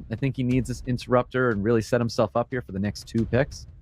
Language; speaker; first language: English; native; English